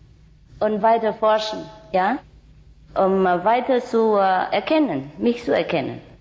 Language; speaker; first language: German; non-native, learner; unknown